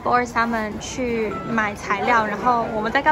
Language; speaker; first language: Chinese; native; Chinese